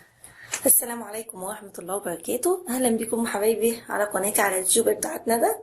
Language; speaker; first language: Arabic; native; Arabic